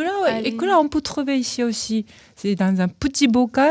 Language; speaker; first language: French; non-native, fluent; Japanese